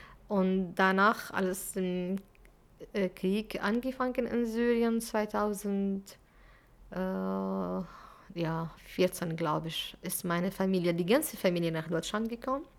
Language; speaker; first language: German; non-native, fluent; Arabic